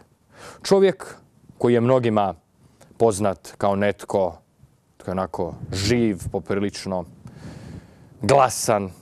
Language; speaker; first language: Croatian; native; Croatian